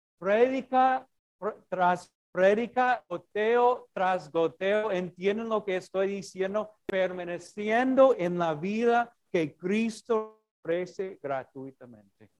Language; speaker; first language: Spanish; non-native, fluent; English